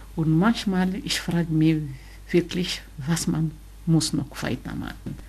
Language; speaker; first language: German; non-native, learner; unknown